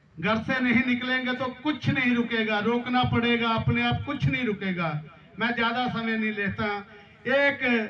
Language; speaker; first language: Hindi; non-native, local second language; Punjabi